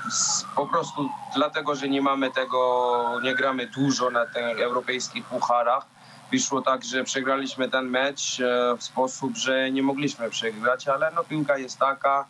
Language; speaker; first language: Polish; non-native, learner; Georgian